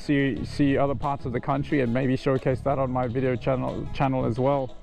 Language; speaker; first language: English; native; English